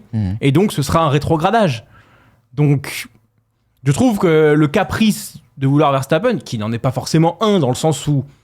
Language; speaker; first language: French; native; French